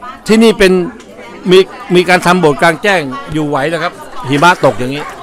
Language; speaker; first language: Thai; native; Thai